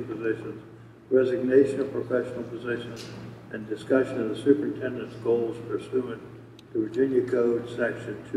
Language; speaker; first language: English; native; English